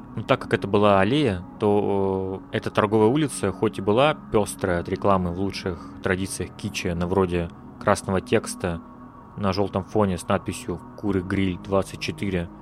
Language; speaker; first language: Russian; native; Russian